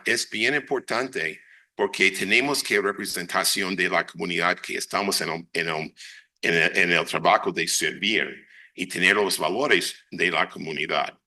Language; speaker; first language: Spanish; non-native, fluent; English